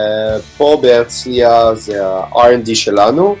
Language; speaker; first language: Hebrew; non-native, learner; English